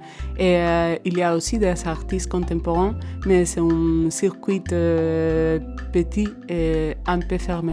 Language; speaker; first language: French; non-native, fluent; Spanish